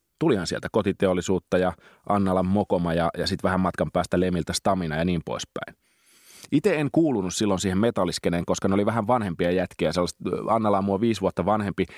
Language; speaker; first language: Finnish; native; Finnish